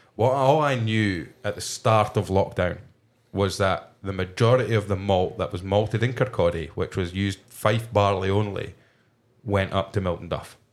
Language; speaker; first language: English; native; English